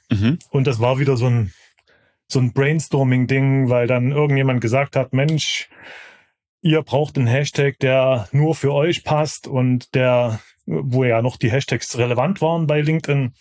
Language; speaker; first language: German; native; German